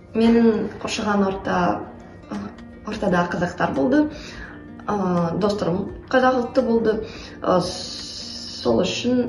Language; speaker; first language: Kazakh; non-native, local second language; Russian